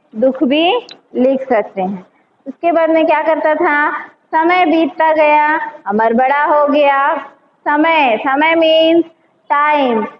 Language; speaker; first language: Hindi; non-native, local second language; Telugu